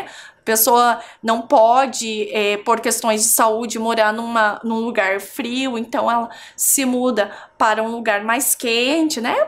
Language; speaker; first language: Portuguese; native; Portuguese